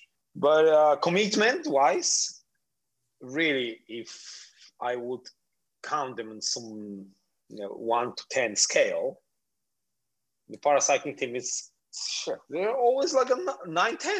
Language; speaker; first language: English; non-native, fluent; Polish